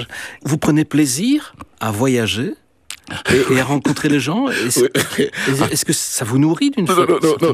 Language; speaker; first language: French; native; French